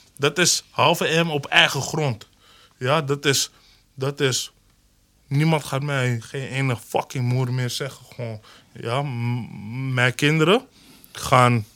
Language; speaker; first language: Dutch; early bilingual, other home language; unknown